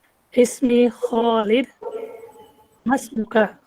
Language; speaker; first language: Arabic; non-native, learner; Indonesian